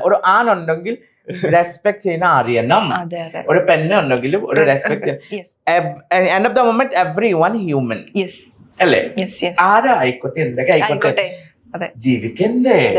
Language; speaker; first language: Malayalam; non-native, local second language; Assamese